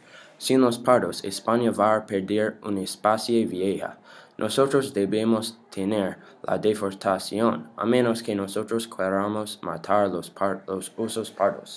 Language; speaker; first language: Spanish; non-native, learner; English